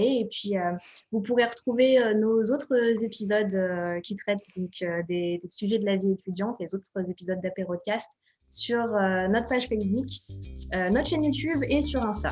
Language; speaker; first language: French; native; French